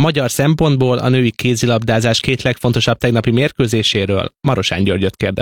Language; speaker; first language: Hungarian; native; Hungarian